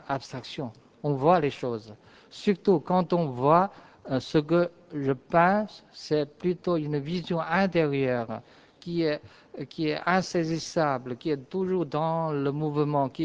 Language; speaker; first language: French; non-native, fluent; Chinese